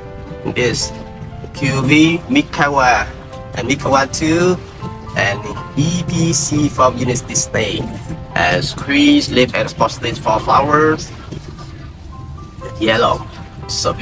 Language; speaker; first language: English; non-native, learner; Vietnamese